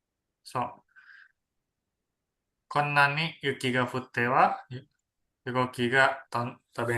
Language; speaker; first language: Japanese; non-native, fluent; Indonesian